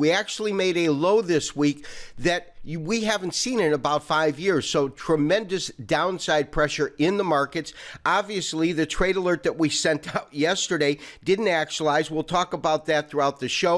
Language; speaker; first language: English; native; English